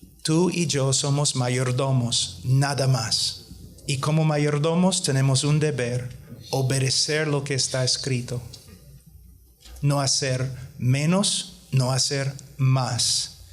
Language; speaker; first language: Spanish; non-native, fluent; English